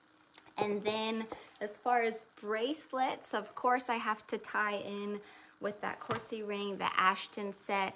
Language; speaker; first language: English; native; English